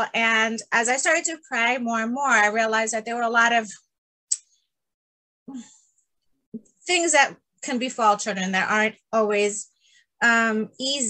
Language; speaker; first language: English; early bilingual, other home language; Spanish